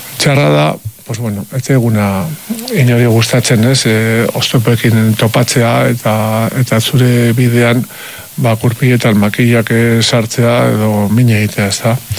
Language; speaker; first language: Basque; non-native, local second language; Spanish